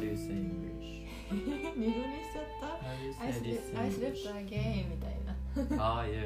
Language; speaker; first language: English; non-native, learner; Japanese